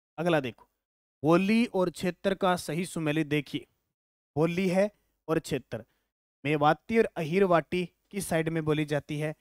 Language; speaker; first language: Hindi; native; Hindi